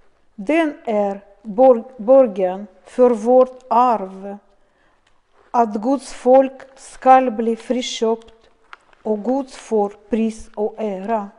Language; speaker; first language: Swedish; non-native, fluent; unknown